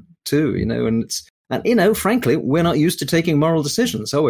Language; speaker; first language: English; native; English